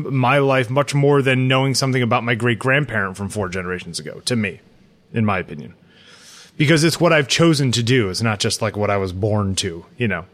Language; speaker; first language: English; early bilingual, other home language; Ukrainian